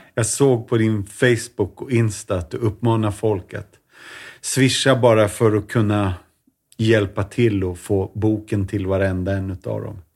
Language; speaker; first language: Swedish; native; Swedish